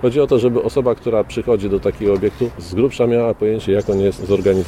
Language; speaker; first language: Polish; native; Polish